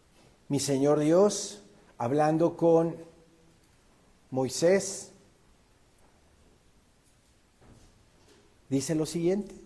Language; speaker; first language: Spanish; native; Spanish